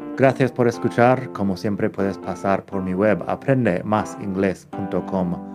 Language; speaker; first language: Spanish; non-native, fluent; English